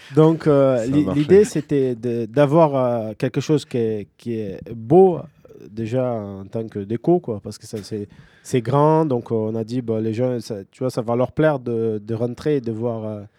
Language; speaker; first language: French; non-native, fluent; Portuguese